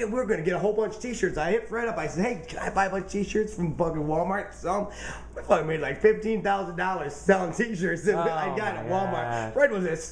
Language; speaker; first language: English; native; English